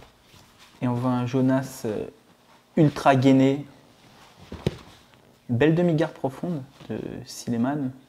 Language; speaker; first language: French; native; French